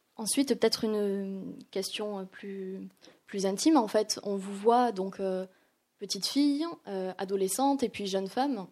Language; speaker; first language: French; native; French